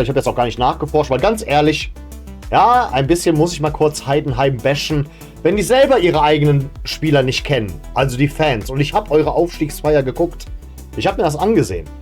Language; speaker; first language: German; native; German